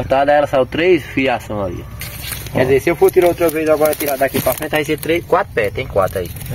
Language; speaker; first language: Portuguese; native; Portuguese